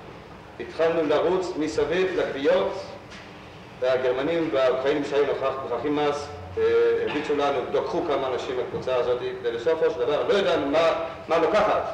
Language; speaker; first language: Hebrew; non-native, fluent; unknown